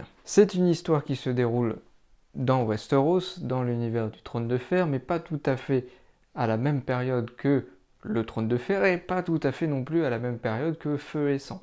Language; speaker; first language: French; native; French